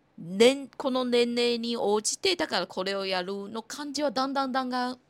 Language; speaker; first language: Japanese; non-native, fluent; Chinese